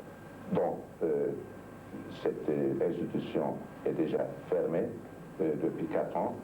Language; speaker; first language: French; non-native, fluent; Turkish